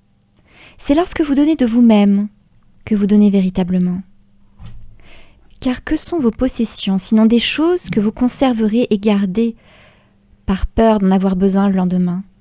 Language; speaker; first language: French; native; French